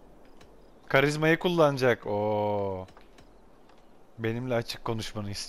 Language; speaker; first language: Turkish; native; Turkish